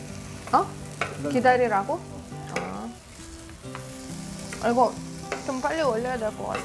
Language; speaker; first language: Korean; non-native, fluent; Russian